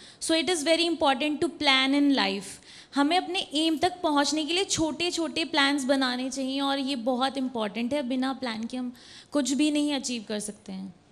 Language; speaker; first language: Hindi; native; Hindi